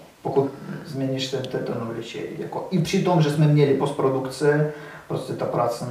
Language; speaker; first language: Czech; non-native, learner; Russian